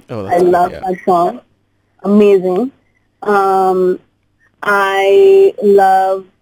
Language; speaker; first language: English; non-native, local second language; Hindi